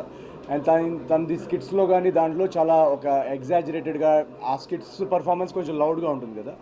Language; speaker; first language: Telugu; native; Telugu